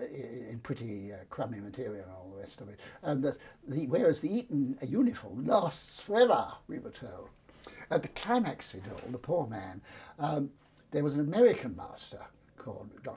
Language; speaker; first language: English; native; English